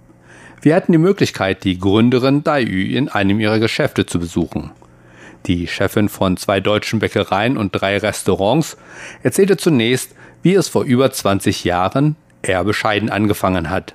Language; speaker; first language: German; non-native, fluent; Chinese